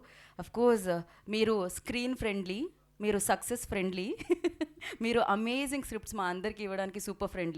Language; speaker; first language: Telugu; native; Telugu